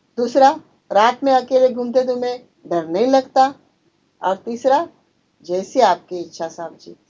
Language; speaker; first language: Hindi; non-native, local second language; Marathi